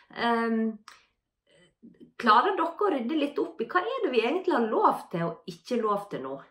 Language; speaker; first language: Norwegian; native; Norwegian